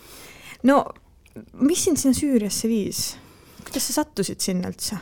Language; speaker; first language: Estonian; native; Estonian